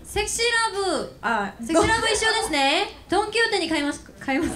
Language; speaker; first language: Japanese; non-native, learner; Korean